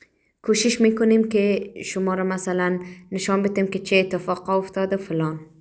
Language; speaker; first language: Persian; early bilingual, heritage; Persian